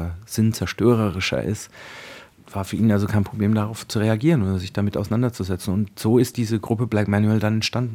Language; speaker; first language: German; native; German